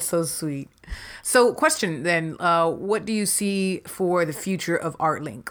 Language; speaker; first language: English; native; English